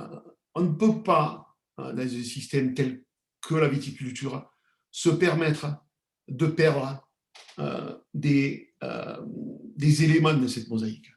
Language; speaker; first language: French; native; French